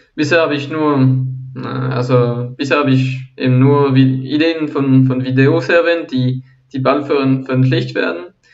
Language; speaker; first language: German; non-native, local second language; French